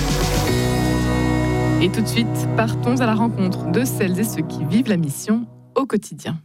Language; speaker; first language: French; native; French